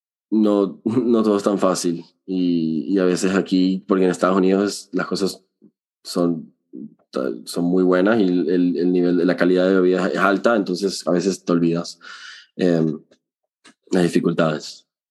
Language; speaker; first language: Spanish; early bilingual, heritage; Spanish